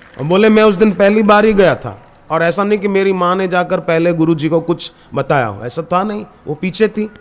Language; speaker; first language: Hindi; native; Hindi